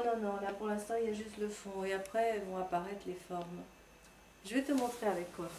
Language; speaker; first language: French; native; French